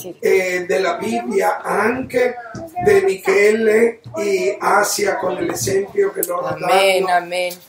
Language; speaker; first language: Italian; non-native, learner; Spanish